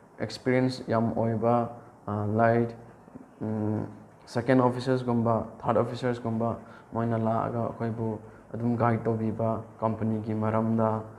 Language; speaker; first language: Manipuri; non-native, local second language; Rongmei Naga